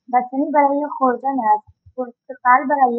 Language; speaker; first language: Persian; non-native, learner; Urdu